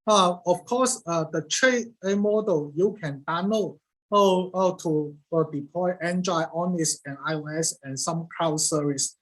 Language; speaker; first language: English; non-native, learner; Cantonese